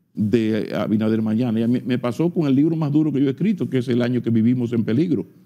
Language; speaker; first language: Spanish; native; Spanish